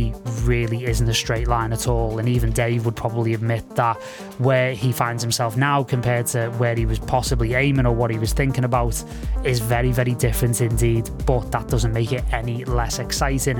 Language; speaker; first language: English; native; English